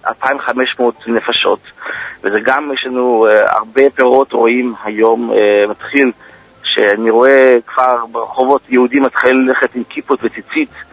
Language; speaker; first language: Hebrew; early bilingual, heritage; Hebrew